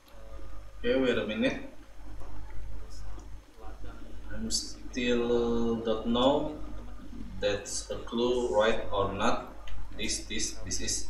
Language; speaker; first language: English; non-native, learner; Indonesian